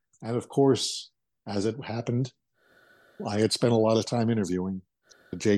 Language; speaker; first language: English; native; English